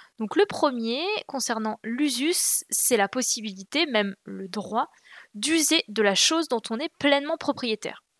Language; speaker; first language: French; native; French